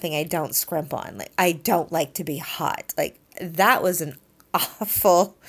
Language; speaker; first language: English; native; English